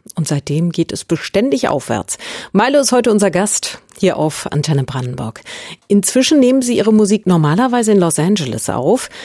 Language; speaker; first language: German; native; German